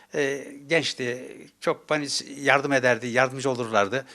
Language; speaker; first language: Turkish; native; Turkish